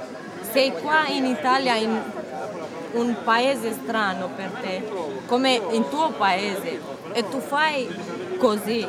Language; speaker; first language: Italian; non-native, learner; Romanian